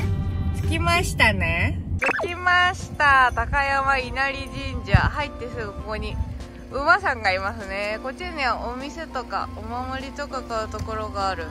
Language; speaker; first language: Japanese; native; Japanese